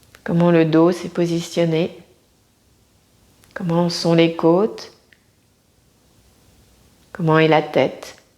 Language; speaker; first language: French; native; French